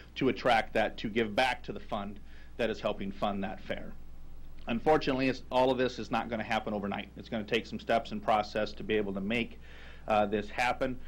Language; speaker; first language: English; native; English